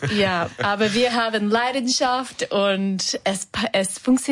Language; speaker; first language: German; non-native, learner; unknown